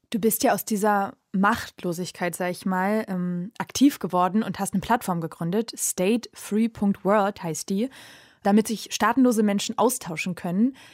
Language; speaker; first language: German; native; German